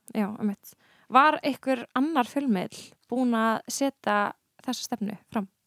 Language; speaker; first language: Icelandic; native; Icelandic